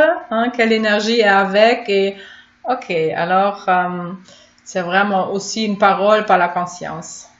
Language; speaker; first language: French; non-native, fluent; German